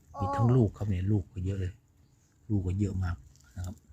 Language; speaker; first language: Thai; native; Thai